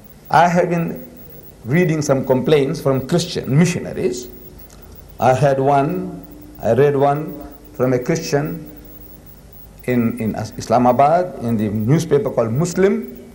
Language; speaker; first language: English; early bilingual, other home language; Gujarati